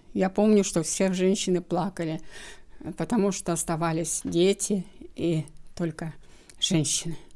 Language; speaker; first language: Russian; native; Russian